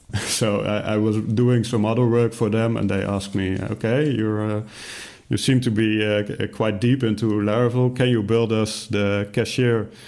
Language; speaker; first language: English; non-native, fluent; Dutch